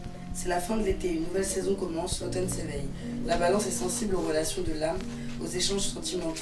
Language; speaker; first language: French; native; French